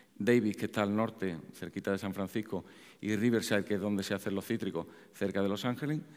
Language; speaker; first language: Spanish; native; Spanish